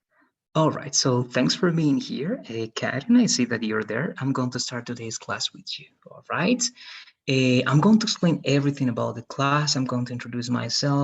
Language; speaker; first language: English; non-native, fluent; Spanish